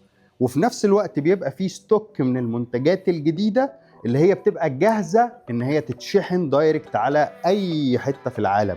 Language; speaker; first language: Arabic; native; Arabic